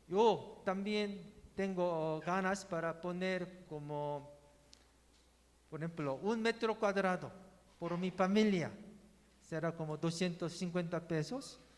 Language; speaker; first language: Spanish; non-native, learner; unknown